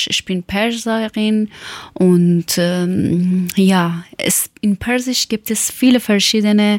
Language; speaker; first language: German; non-native, learner; Persian